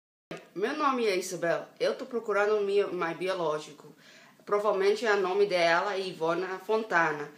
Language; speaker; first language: Portuguese; non-native, learner; Dutch